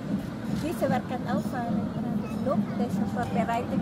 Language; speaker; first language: German; non-native, learner; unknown